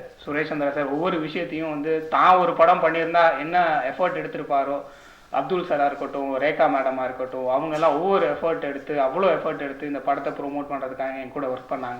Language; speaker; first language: Tamil; native; Tamil